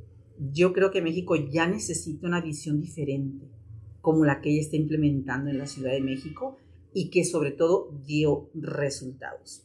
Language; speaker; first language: Spanish; native; Spanish